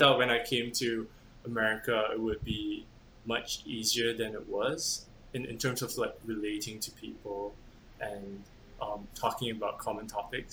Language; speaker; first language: English; native; English